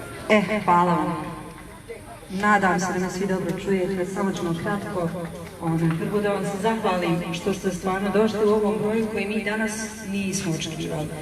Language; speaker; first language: Bosnian; native; Bosnian